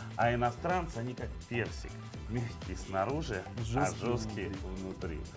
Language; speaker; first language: Russian; native; Russian